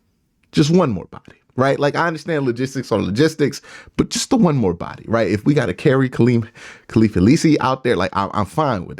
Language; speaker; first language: English; native; English